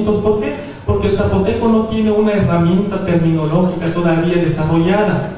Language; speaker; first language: Spanish; non-native, local second language; Zapotec